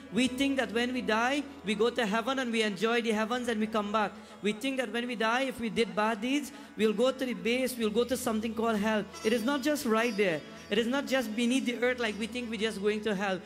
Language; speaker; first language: English; native; English